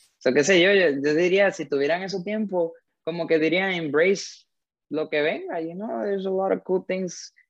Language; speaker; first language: Spanish; native; Spanish